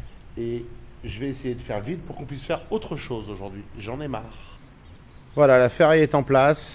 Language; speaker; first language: French; native; French